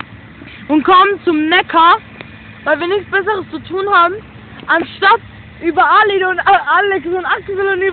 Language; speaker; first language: German; early bilingual, other home language; Turkish